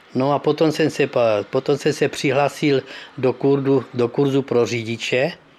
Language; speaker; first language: Czech; early bilingual, heritage; Czech